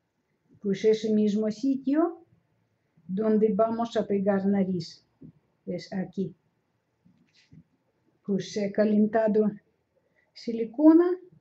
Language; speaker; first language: Spanish; non-native, learner; Russian